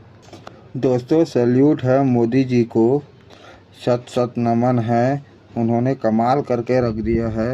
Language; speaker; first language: Hindi; native; Hindi